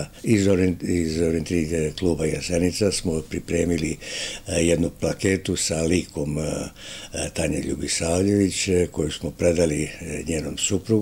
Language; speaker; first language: Serbian; native; Serbian